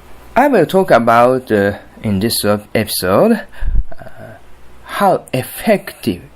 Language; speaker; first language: English; non-native, learner; Japanese